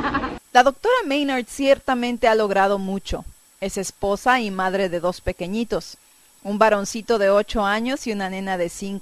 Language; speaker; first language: Spanish; native; Spanish